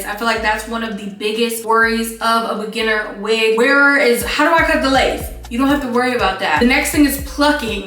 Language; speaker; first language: English; native; English